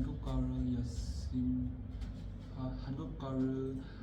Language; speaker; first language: Korean; non-native, learner; Vietnamese